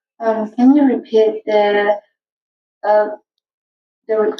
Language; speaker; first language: English; non-native, learner; Vietnamese